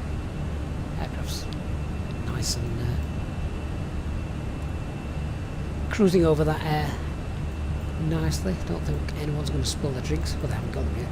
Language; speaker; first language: English; native; English